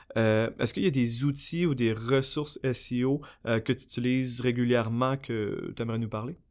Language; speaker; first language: French; native; French